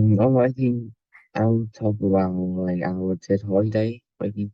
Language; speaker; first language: English; non-native, learner; Vietnamese